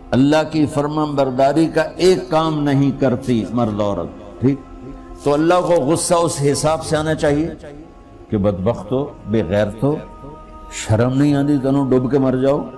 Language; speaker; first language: Urdu; non-native, local second language; Punjabi